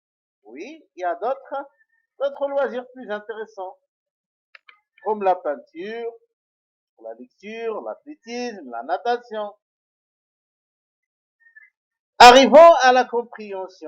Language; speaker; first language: French; non-native, local second language; Arabic